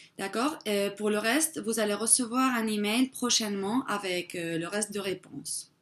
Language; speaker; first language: French; non-native, fluent; Spanish